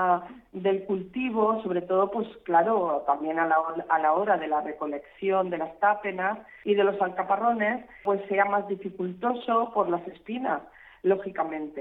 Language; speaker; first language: Spanish; native; Spanish